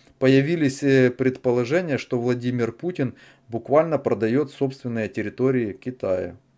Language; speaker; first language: Russian; native; Russian